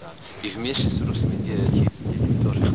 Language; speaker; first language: Russian; non-native, fluent; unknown